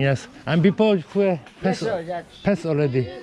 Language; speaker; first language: English; non-native, learner; Korean